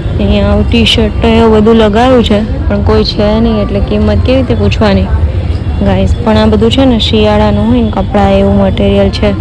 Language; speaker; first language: Gujarati; native; Gujarati